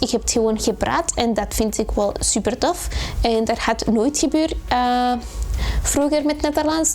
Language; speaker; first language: Dutch; non-native, learner; Spanish